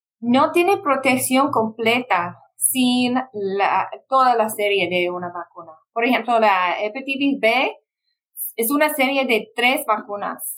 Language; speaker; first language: Spanish; non-native, fluent; English